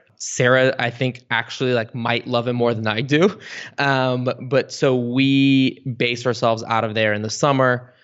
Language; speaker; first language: English; early bilingual, other home language; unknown